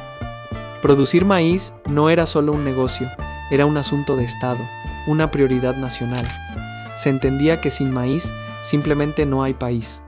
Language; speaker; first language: Spanish; native; Spanish